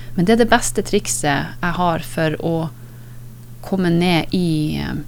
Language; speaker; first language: Norwegian; native; Norwegian